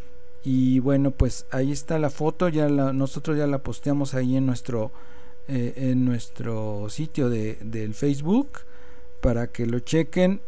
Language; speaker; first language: Spanish; native; Spanish